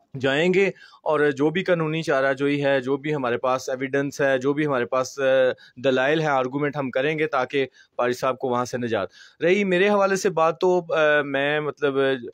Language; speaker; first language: Urdu; non-native, local second language; Punjabi